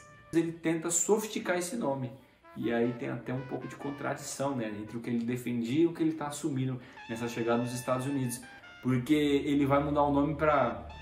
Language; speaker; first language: Portuguese; native; Portuguese